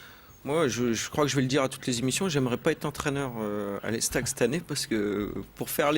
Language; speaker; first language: French; native; French